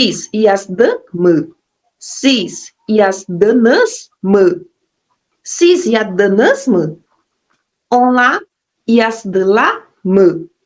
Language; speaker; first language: Turkish; non-native, learner; Portuguese